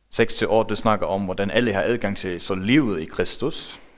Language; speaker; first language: Danish; non-native, local second language; Faroese